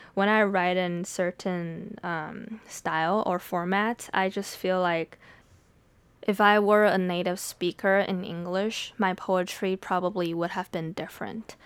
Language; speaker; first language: English; early bilingual, other home language; Chinese